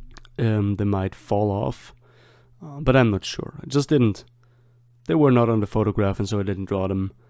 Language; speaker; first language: English; non-native, fluent; German